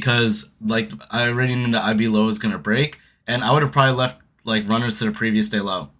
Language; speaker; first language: English; native; English